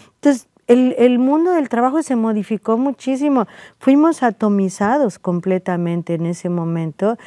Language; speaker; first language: Spanish; native; Spanish